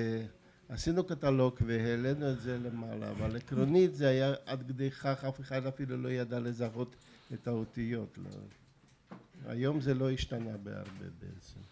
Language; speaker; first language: Hebrew; non-native, fluent; Russian